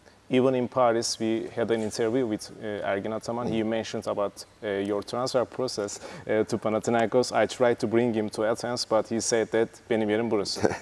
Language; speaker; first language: English; non-native, fluent; Turkish